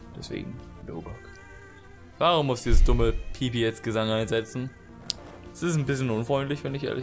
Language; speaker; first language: German; native; German